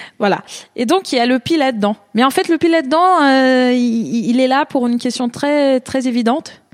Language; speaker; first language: French; non-native, fluent; Portuguese